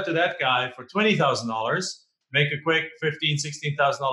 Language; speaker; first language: English; non-native, fluent; German